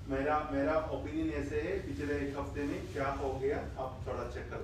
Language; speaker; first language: Hindi; non-native, fluent; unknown